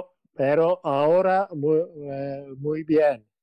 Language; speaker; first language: Spanish; non-native, learner; Turkish